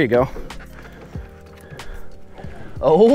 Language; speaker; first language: English; native; English